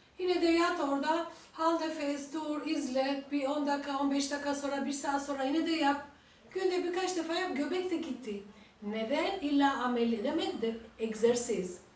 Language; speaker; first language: Turkish; non-native, fluent; Albanian